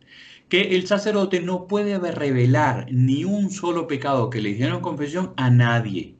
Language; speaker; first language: Spanish; native; Spanish